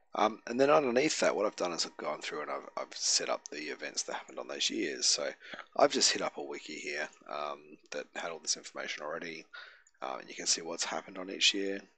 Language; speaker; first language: English; native; English